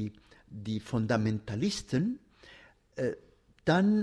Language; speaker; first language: German; non-native, fluent; Arabic